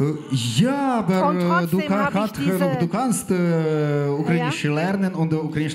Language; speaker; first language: German; non-native, learner; Ukrainian